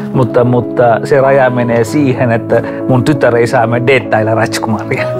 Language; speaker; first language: Finnish; non-native, fluent; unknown